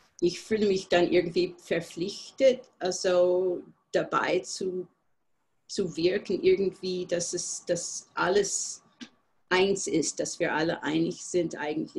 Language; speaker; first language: German; non-native, fluent; English